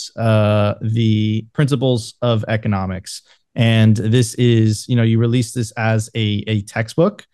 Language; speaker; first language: English; non-native, fluent; Spanish